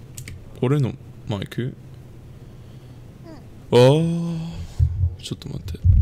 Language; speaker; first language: Japanese; non-native, learner; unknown